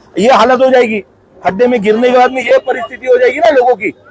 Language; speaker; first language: Hindi; non-native, local second language; Marathi